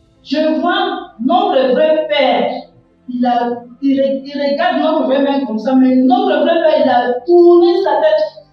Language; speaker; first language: French; non-native, local second language; Kongo